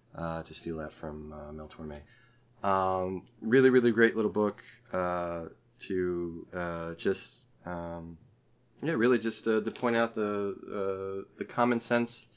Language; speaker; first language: English; native; English